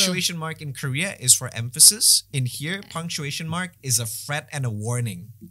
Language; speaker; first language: English; non-native, fluent; Indonesian